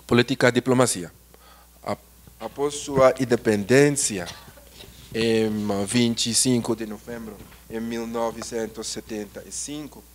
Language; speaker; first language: Portuguese; non-native, learner; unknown